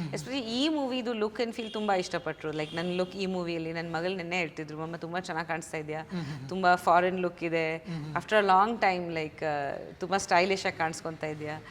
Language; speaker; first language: Kannada; non-native, fluent; Bangla